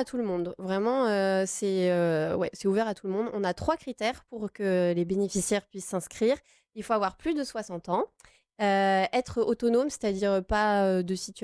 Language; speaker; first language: French; native; French